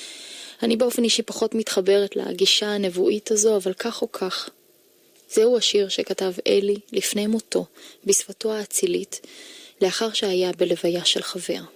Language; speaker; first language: Hebrew; native; Hebrew